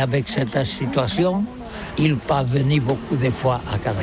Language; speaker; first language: French; non-native, learner; Catalan